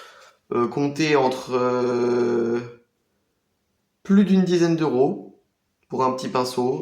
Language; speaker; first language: French; native; French